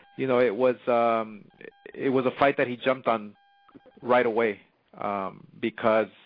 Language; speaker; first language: English; early bilingual, other home language; Spanish